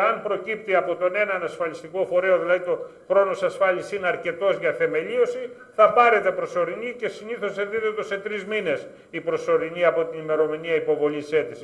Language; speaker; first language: Greek; native; Greek